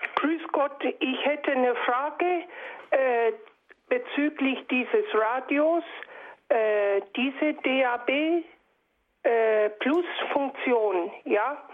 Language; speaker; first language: German; non-native, fluent; English